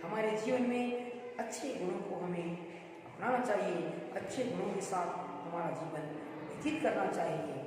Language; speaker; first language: Hindi; non-native, local second language; Kannada